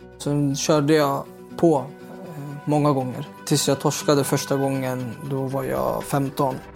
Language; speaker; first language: Swedish; early bilingual, other home language; Uyghur